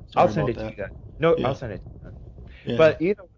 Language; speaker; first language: English; early bilingual, other home language; Russian